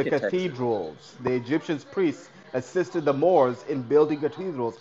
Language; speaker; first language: English; non-native, local second language; Luyia